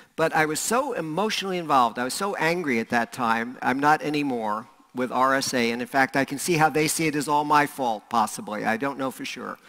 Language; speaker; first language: English; native; English